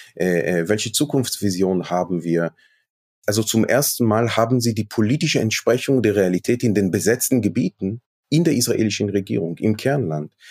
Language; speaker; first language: German; non-native, fluent; Hebrew